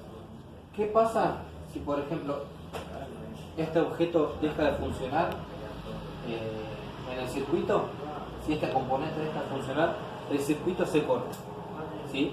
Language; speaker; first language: Spanish; native; Spanish